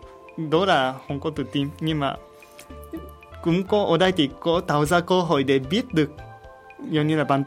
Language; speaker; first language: Vietnamese; non-native, learner; Japanese